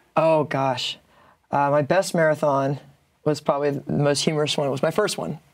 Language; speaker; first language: English; native; English